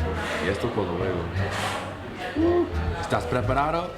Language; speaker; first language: Spanish; non-native, learner; English